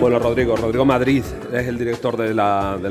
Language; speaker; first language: Spanish; native; Spanish